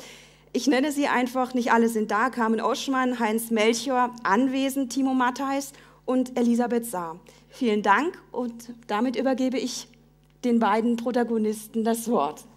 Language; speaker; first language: German; native; German